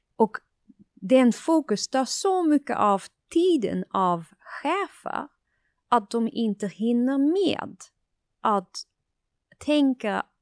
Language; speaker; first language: Swedish; non-native, fluent; Dutch